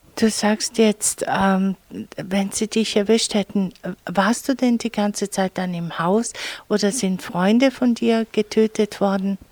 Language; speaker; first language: German; native; German